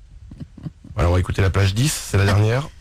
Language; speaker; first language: French; native; French